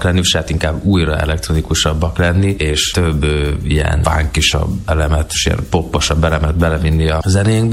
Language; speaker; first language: Hungarian; native; Hungarian